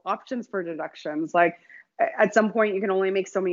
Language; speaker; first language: English; native; English